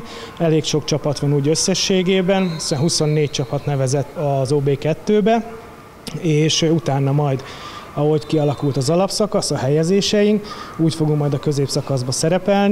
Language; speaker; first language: Hungarian; native; Hungarian